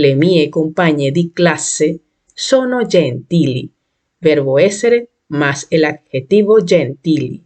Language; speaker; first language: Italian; non-native, fluent; Spanish